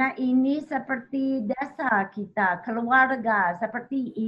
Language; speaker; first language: Indonesian; non-native, learner; English